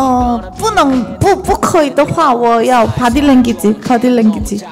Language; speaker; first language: Chinese; non-native, learner; Korean